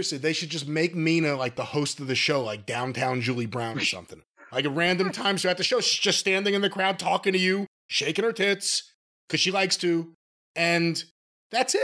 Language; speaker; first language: English; native; English